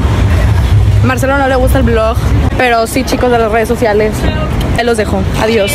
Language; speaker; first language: Spanish; early bilingual, heritage; Spanish